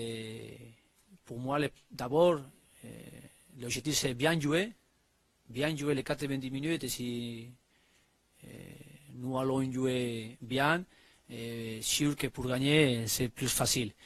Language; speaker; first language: French; non-native, learner; Spanish